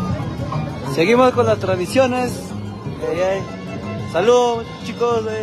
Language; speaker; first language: Spanish; native; Spanish